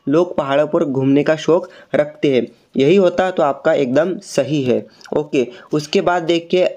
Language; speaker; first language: Hindi; non-native, local second language; Marathi